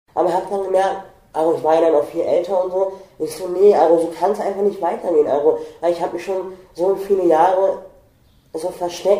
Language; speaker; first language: German; native; German